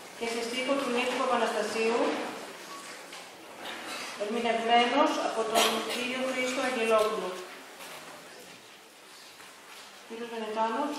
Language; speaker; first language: Greek; native; Greek